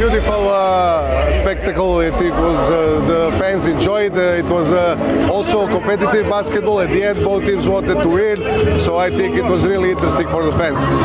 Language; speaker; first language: English; non-native, fluent; Macedonian